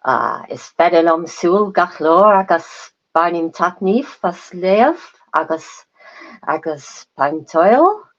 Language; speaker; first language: Irish; non-native, learner; English